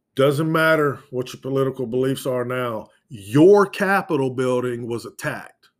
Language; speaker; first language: English; native; English